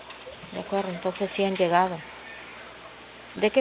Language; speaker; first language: Spanish; native; Spanish